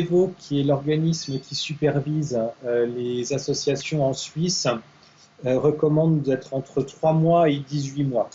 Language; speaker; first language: French; native; French